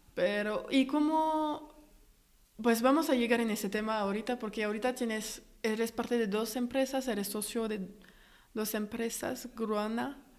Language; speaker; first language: Spanish; non-native, fluent; French